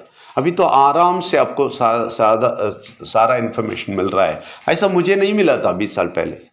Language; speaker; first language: Hindi; non-native, local second language; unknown